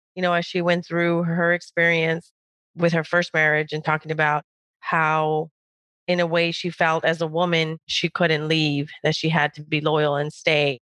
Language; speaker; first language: English; early bilingual, other home language; Spanish